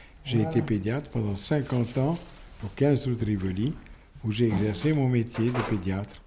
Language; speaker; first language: French; native; French